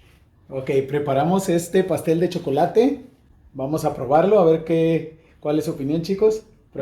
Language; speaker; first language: Spanish; native; Spanish